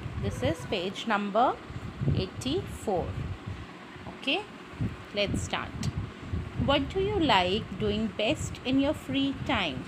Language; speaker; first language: English; non-native, local second language; Hindi